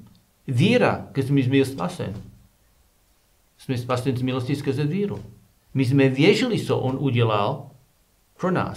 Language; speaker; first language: Czech; non-native, learner; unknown